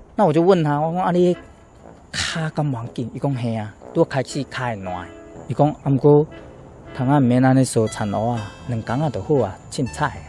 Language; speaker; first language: Chinese; native; Chinese